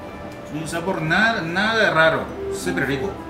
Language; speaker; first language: Spanish; non-native, learner; Japanese